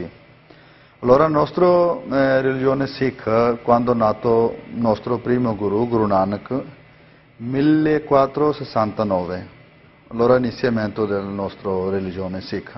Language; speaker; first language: Italian; non-native, learner; Punjabi